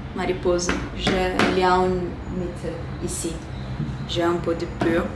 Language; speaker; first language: French; non-native, learner; Portuguese